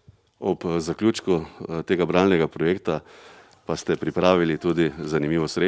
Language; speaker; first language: Slovenian; native; Slovenian